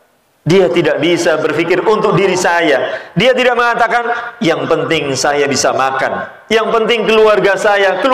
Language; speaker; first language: Indonesian; native; Indonesian